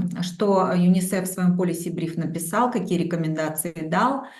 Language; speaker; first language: Russian; native; Russian